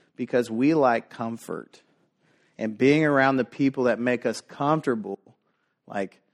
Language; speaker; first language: English; native; English